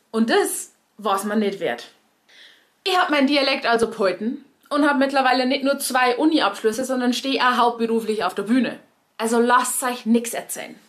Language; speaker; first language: German; native; German